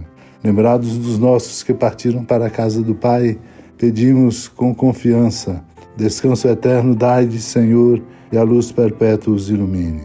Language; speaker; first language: Portuguese; native; Portuguese